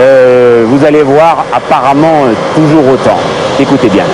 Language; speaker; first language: French; native; French